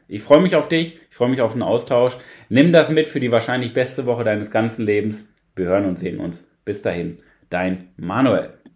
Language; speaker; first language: German; native; German